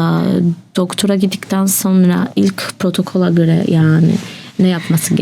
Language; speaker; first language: Turkish; non-native, learner; Albanian